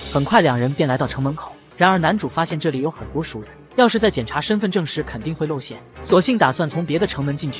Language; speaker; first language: Chinese; native; Chinese